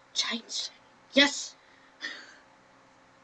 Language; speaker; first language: English; non-native, learner; German